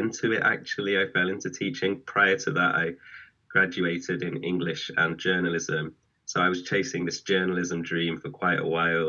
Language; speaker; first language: English; native; English